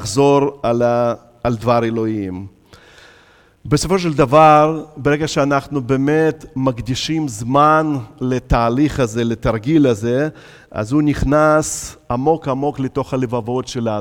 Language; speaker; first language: Hebrew; non-native, fluent; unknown